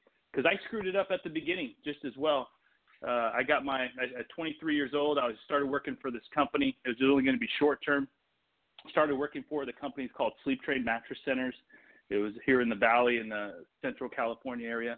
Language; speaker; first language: English; non-native, fluent; Portuguese